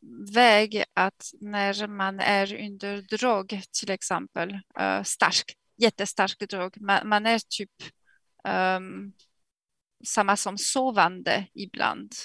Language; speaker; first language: Swedish; non-native, fluent; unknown